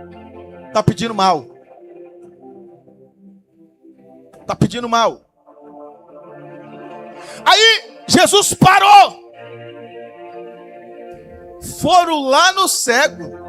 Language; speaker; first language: Portuguese; native; Portuguese